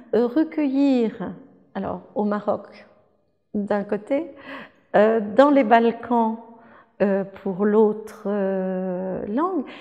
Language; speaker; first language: French; native; French